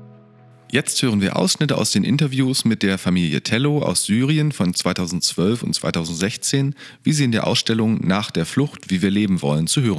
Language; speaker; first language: German; native; German